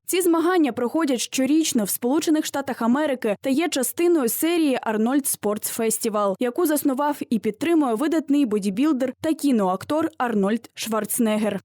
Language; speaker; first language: Ukrainian; native; Ukrainian